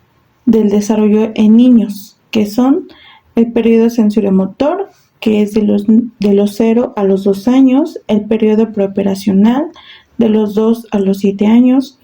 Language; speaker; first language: Spanish; native; Spanish